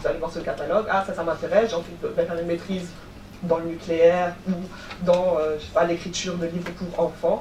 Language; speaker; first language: French; native; French